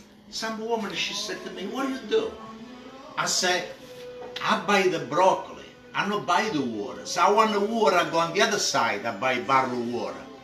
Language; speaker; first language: English; non-native, learner; Italian